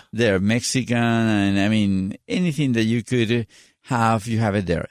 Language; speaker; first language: English; non-native, fluent; Spanish